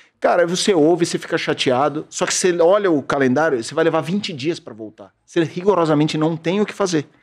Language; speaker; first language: Portuguese; native; Portuguese